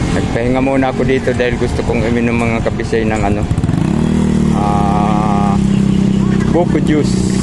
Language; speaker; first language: Filipino; non-native, local second language; Cebuano